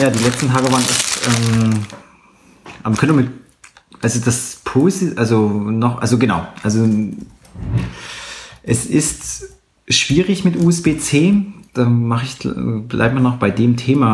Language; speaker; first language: German; native; German